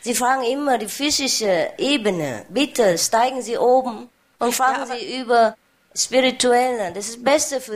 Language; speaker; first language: German; non-native, learner; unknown